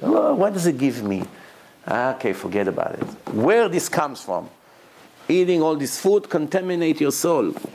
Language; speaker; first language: English; non-native, fluent; Hebrew